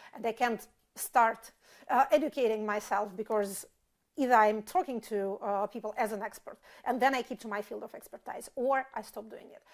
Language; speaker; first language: English; non-native, fluent; Russian